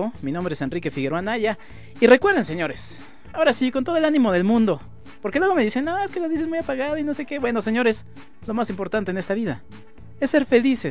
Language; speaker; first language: Spanish; native; Spanish